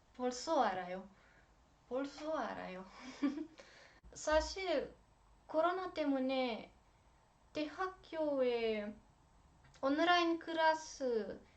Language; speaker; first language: Korean; non-native, learner; Romanian